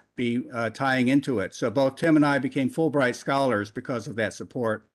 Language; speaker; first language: English; native; English